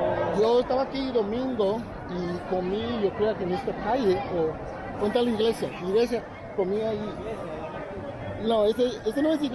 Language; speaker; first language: Spanish; non-native, learner; English